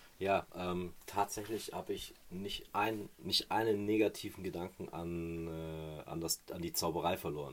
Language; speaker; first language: German; native; German